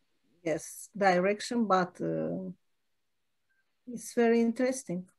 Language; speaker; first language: English; non-native, learner; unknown